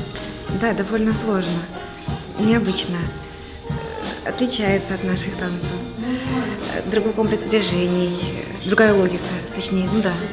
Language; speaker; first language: Russian; native; Russian